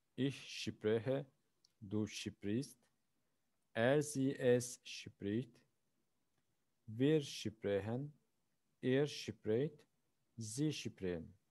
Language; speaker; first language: German; non-native, fluent; Turkish